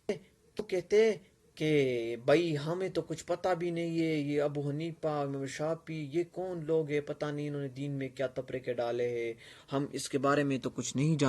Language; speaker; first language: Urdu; non-native, local second language; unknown